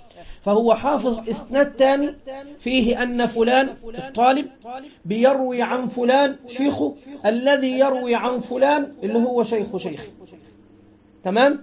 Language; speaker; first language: Arabic; native; Arabic